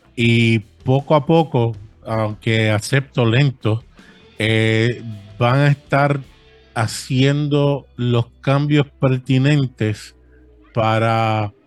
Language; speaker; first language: Spanish; early bilingual, heritage; Spanish